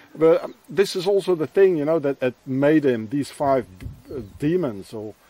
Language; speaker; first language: English; non-native, fluent; French